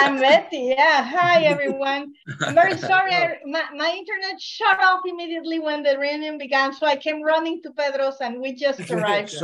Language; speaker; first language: English; non-native, fluent; Spanish